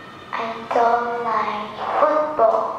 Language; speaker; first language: English; non-native, learner; Vietnamese